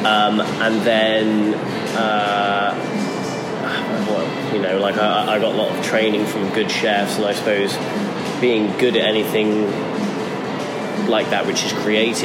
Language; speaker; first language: English; native; English